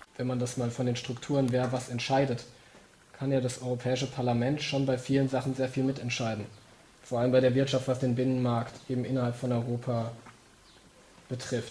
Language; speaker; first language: German; native; German